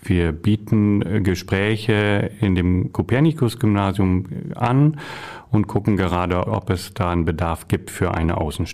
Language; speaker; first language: German; native; German